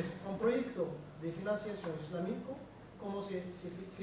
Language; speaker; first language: Spanish; non-native, fluent; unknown